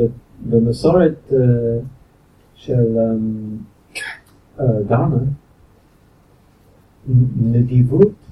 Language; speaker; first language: Hebrew; non-native, fluent; English